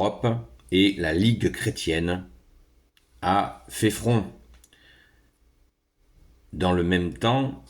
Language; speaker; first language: French; native; French